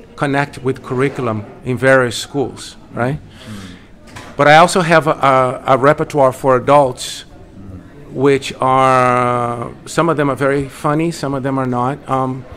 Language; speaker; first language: English; non-native, fluent; Portuguese